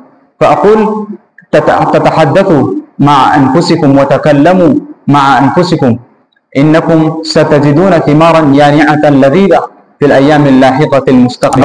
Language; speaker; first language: Arabic; non-native, fluent; Urdu